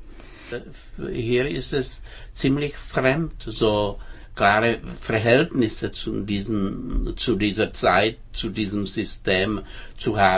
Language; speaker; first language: German; non-native, fluent; Czech